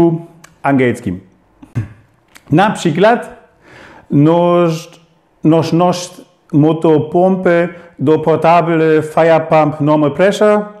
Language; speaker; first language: Polish; non-native, learner; German